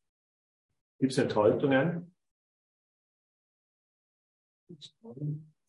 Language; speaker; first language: German; native; German